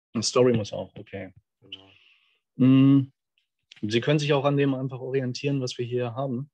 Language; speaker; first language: German; native; German